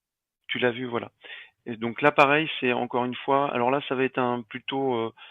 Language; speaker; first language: French; native; French